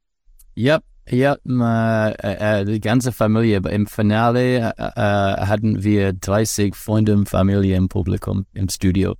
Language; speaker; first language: German; non-native, learner; English